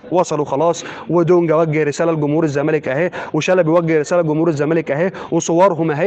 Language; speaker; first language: Arabic; native; Arabic